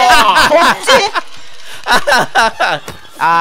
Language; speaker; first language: Japanese; native; Japanese